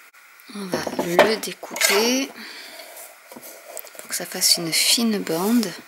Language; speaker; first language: French; native; French